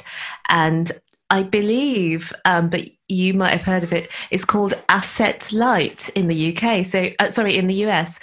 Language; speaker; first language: English; native; English